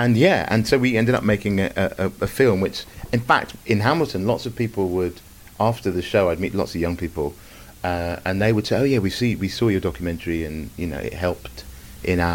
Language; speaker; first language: English; native; English